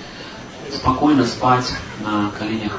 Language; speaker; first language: Russian; native; Russian